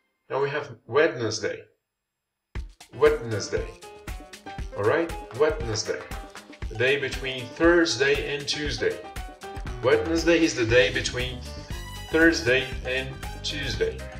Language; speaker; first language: English; non-native, fluent; Portuguese